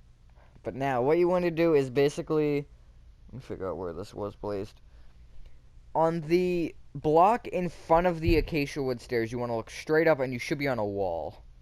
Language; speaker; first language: English; native; English